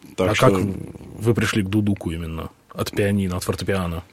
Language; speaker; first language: Russian; native; Russian